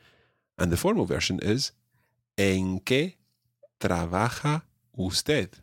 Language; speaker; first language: Spanish; non-native, fluent; English